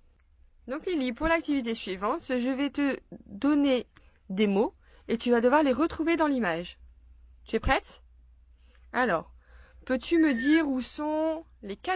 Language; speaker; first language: French; native; French